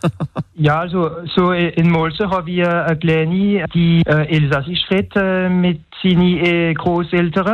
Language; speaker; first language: German; non-native, local second language; French